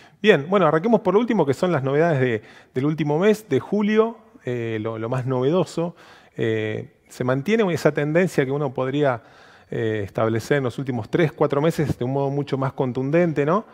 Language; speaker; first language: Spanish; native; Spanish